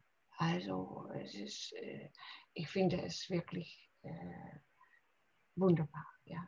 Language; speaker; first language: German; non-native, fluent; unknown